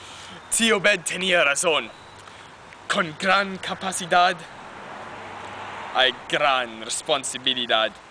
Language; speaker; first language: Spanish; non-native, learner; English